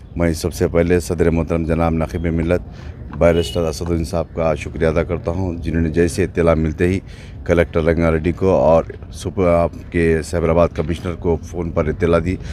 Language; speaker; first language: Hindi; non-native, local second language; Urdu